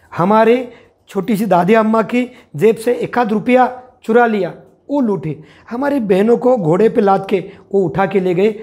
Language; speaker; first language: Hindi; non-native, local second language; Marathi